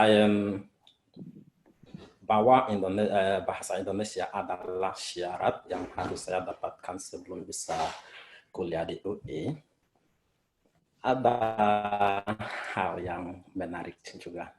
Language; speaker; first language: Indonesian; non-native, fluent; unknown